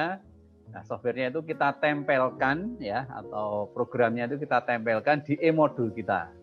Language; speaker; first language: Indonesian; native; Indonesian